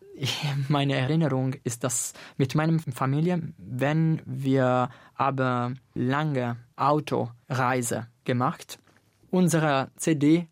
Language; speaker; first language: German; non-native, learner; Italian